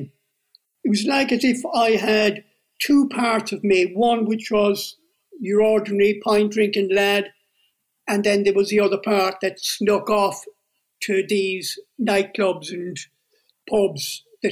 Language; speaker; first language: English; native; English